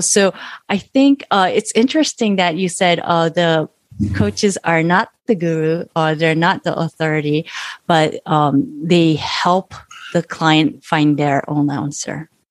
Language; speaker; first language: English; non-native, fluent; Japanese